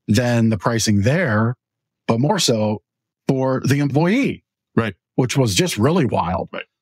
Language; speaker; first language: English; native; English